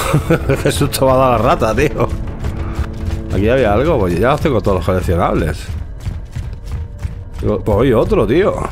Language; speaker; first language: Spanish; native; Spanish